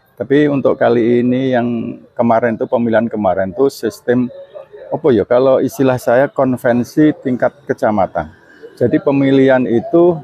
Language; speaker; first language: Indonesian; non-native, local second language; Javanese